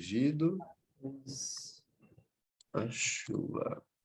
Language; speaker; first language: French; non-native, fluent; Portuguese